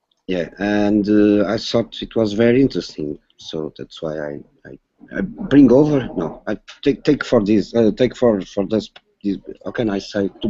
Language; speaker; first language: English; non-native, learner; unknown